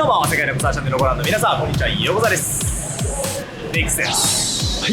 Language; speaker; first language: Japanese; native; Japanese